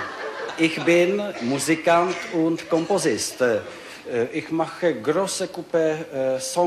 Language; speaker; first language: German; non-native, learner; Czech